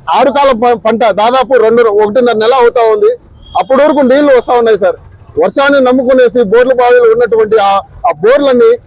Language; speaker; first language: Telugu; non-native, local second language; Lambadi